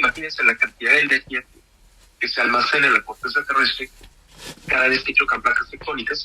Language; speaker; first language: Spanish; native; Spanish